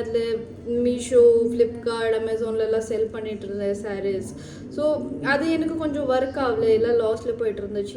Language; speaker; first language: Tamil; early bilingual, heritage; Tamil